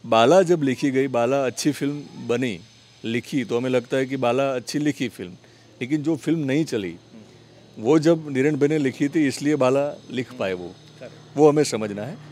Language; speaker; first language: Hindi; non-native, local second language; Gujarati